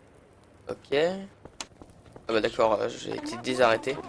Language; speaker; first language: French; native; French